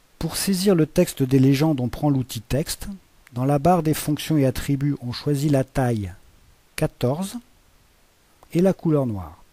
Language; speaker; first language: French; native; French